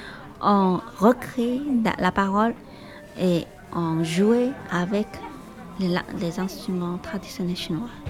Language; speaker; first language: French; non-native, learner; Chinese